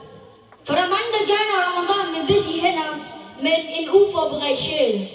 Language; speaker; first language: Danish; non-native, learner; Malay